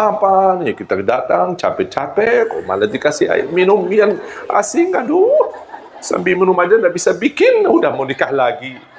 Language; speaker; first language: Malay; non-native, fluent; Arabic